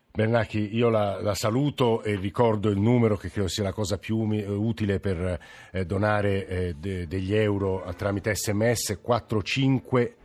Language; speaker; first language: Italian; native; Italian